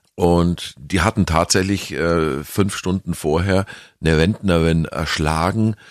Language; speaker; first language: German; native; German